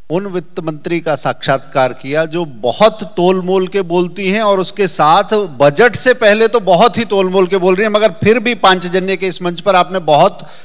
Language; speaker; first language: Hindi; native; Hindi